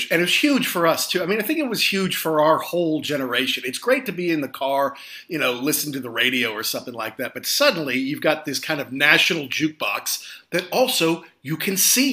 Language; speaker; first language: English; native; English